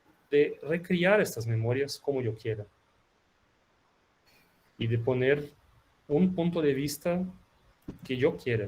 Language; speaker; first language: Spanish; non-native, fluent; Portuguese